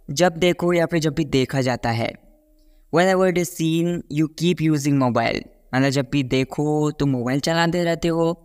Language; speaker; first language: Hindi; native; Hindi